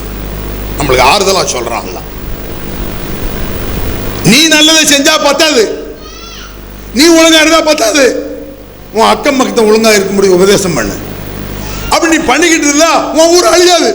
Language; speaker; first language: Tamil; native; Tamil